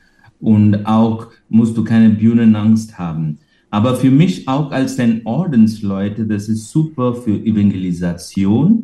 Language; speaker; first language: German; non-native, fluent; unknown